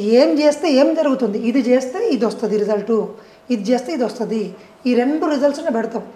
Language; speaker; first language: Telugu; native; Telugu